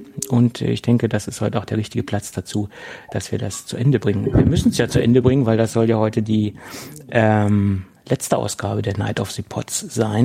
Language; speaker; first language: German; native; German